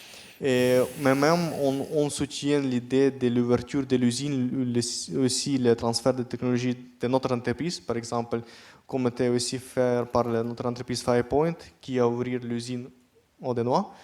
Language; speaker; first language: French; non-native, fluent; Ukrainian